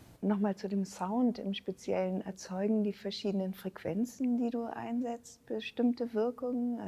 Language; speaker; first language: German; native; German